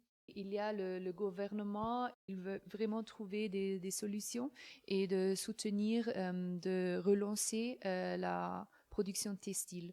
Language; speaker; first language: French; non-native, fluent; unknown